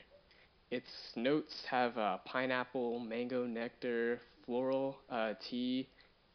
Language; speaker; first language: English; native; English